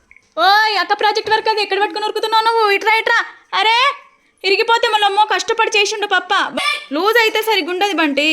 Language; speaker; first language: Telugu; native; Telugu